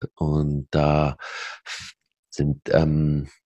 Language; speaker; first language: German; early bilingual, other home language; Arabic